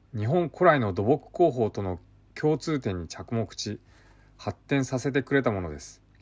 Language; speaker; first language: Japanese; native; Japanese